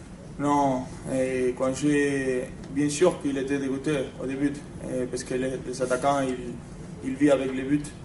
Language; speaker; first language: French; non-native, fluent; Spanish